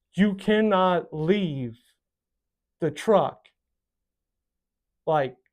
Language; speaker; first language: English; native; English